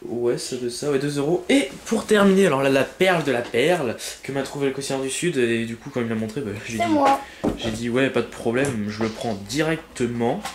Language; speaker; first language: French; native; French